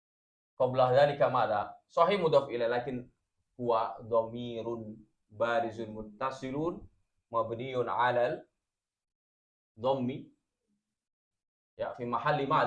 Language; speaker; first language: Arabic; non-native, fluent; Indonesian